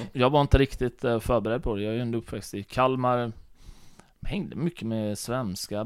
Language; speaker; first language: Swedish; early bilingual, other home language; Bosnian